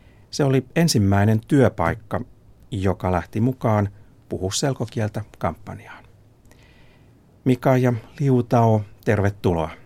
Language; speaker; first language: Finnish; native; Finnish